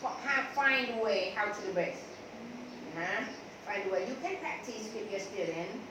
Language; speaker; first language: English; non-native, learner; Thai